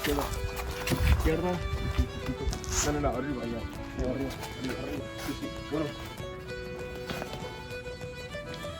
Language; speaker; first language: Spanish; non-native, learner; English